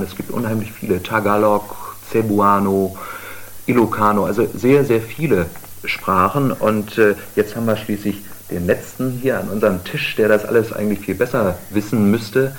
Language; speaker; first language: German; native; German